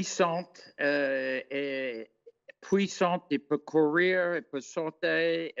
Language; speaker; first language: French; non-native, fluent; English